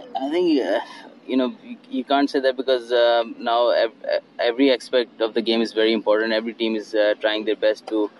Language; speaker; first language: English; non-native, local second language; Hindi